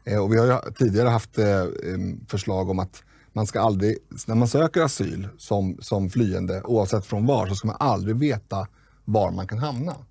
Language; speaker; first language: Swedish; native; Swedish